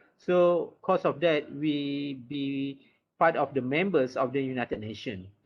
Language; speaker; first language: English; non-native, local second language; Malay